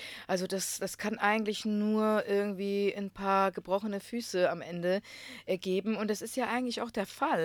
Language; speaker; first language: German; non-native, fluent; Croatian